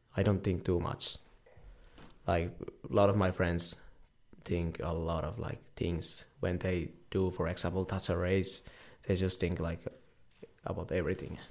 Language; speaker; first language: English; non-native, learner; Finnish